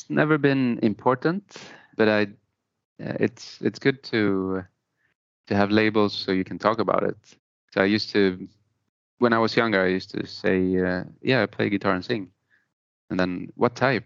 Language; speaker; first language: English; non-native, fluent; Spanish